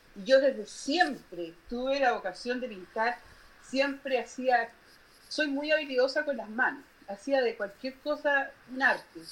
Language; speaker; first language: Spanish; native; Spanish